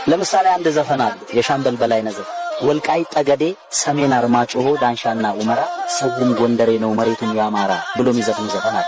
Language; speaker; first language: Amharic; non-native, local second language; Oromo